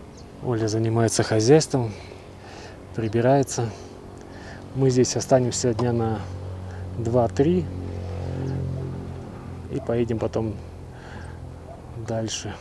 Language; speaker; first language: Russian; native; Russian